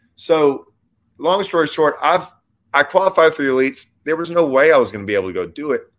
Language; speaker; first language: English; native; English